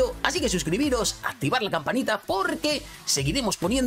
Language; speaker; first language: Spanish; native; Spanish